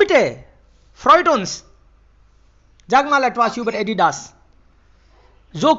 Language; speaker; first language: German; non-native, fluent; Hindi